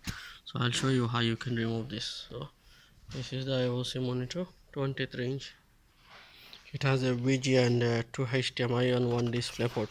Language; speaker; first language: English; non-native, fluent; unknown